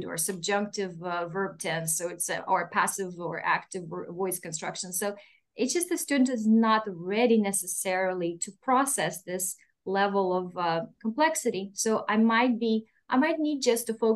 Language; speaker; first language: English; non-native, fluent; Russian